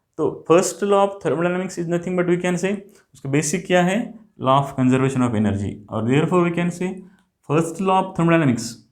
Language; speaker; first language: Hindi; non-native, local second language; Marathi